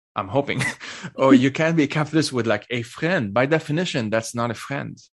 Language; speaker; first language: English; non-native, fluent; Arabic